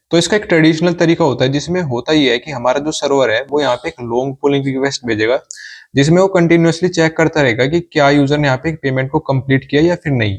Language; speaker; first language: Hindi; native; Hindi